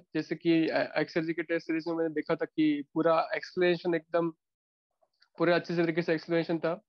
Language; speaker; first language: Hindi; non-native, local second language; Gujarati